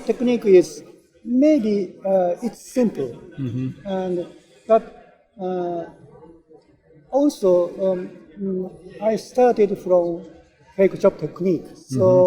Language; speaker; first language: English; non-native, learner; Japanese